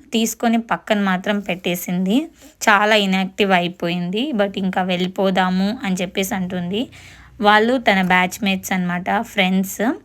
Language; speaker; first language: Telugu; non-native, local second language; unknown